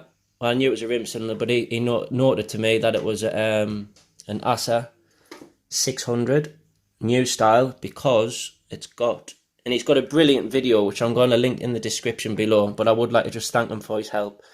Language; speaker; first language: English; native; English